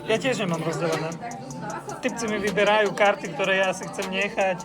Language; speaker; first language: Slovak; native; Slovak